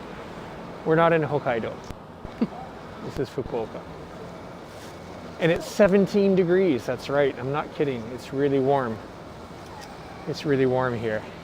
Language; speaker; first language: English; non-native, fluent; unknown